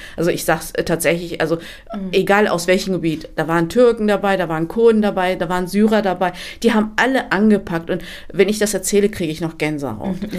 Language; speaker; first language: German; early bilingual, other home language; Turkish